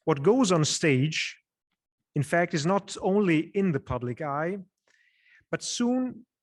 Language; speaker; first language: English; non-native, fluent; Italian